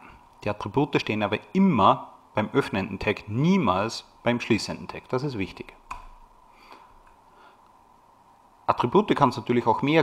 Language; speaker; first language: German; native; German